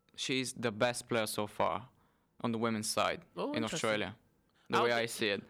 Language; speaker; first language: English; non-native, fluent; Bulgarian